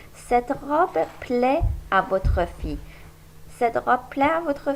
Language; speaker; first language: French; non-native, fluent; Persian